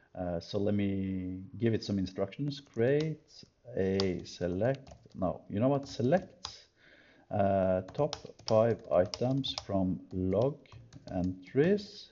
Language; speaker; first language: English; non-native, fluent; Norwegian